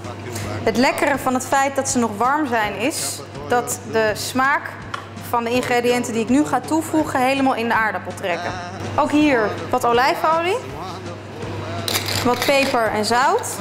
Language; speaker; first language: Dutch; non-native, fluent; Italian